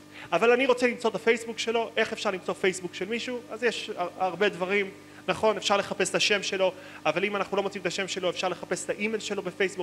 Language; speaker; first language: Hebrew; native; Hebrew